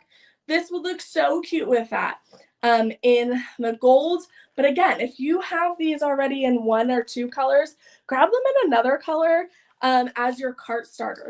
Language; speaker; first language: English; native; English